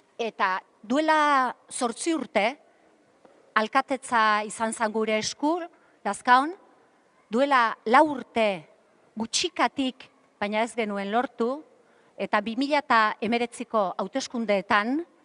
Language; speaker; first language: Basque; native; Basque